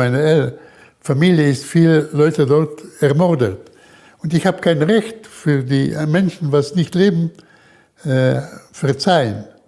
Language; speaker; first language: German; early bilingual, heritage; German